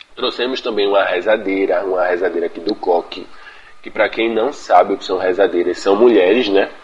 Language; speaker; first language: Portuguese; native; Portuguese